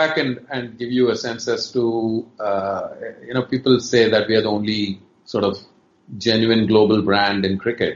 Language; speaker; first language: English; non-native, local second language; Kannada